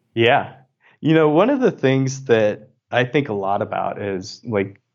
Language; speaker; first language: English; native; English